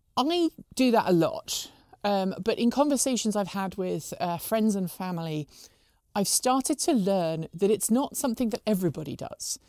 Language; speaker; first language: English; native; English